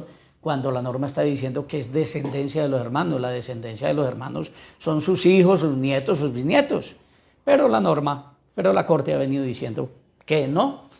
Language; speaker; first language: Spanish; native; Spanish